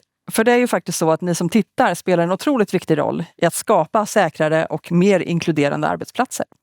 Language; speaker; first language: Swedish; native; Swedish